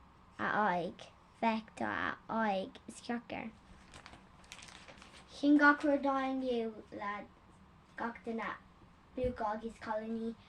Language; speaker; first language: Irish; non-native, learner; English